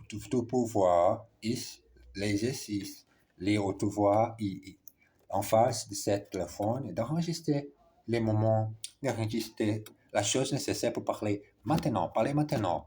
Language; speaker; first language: French; non-native, learner; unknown